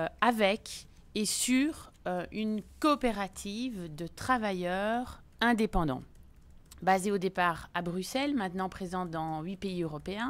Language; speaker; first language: French; native; French